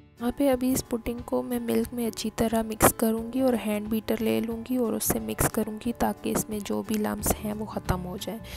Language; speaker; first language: Urdu; non-native, local second language; Punjabi